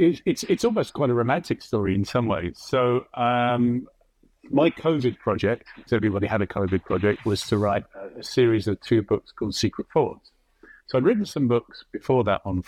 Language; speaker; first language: English; native; English